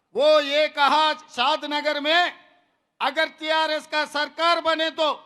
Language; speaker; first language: Hindi; non-native, local second language; Telugu